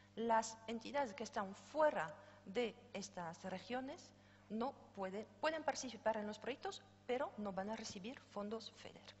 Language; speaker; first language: Spanish; non-native, fluent; French